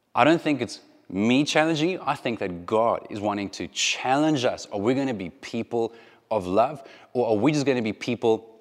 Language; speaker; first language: English; native; English